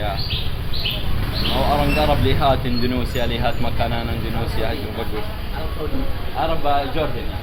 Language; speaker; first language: Indonesian; non-native, learner; Arabic